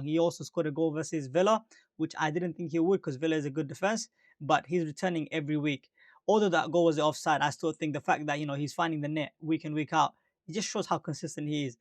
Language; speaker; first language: English; native; English